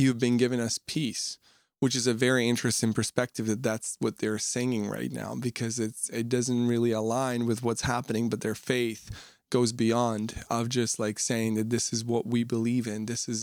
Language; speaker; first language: English; non-native, fluent; Ukrainian